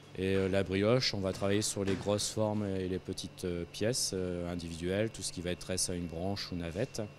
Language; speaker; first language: French; native; French